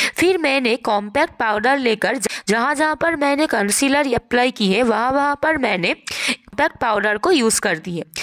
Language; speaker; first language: Hindi; non-native, local second language; Bangla